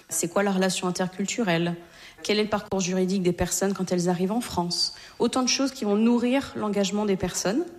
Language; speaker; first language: French; native; French